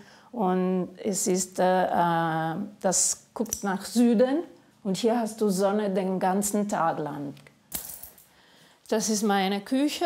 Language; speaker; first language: German; non-native, fluent; Italian